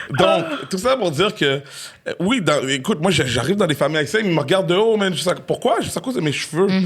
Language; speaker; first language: French; native; French